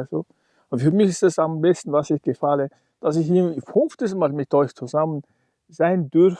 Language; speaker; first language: German; non-native, learner; Mongolian